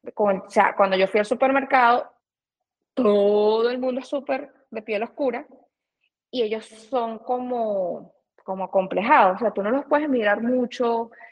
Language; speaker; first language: Spanish; native; Spanish